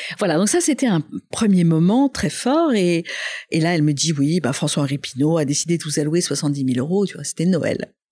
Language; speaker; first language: French; non-native, local second language; Arabic